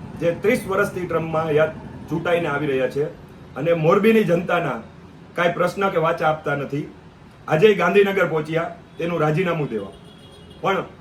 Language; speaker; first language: Gujarati; native; Gujarati